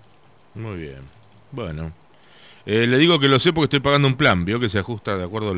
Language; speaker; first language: Spanish; native; Spanish